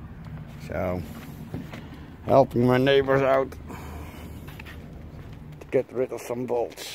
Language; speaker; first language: English; non-native, learner; Dutch